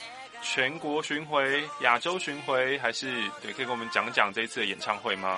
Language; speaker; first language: Chinese; native; Chinese